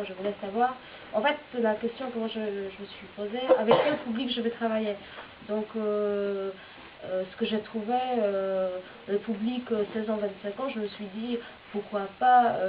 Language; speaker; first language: French; non-native, fluent; Polish